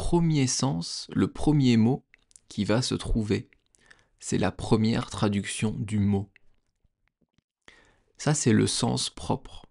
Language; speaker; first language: French; native; French